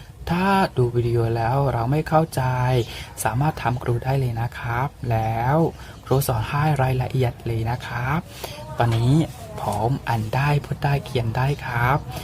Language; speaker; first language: Thai; non-native, learner; Burmese